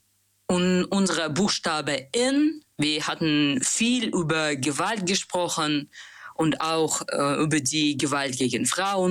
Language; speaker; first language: German; non-native, learner; Russian